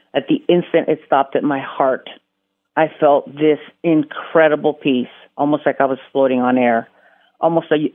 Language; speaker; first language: English; early bilingual, other home language; Spanish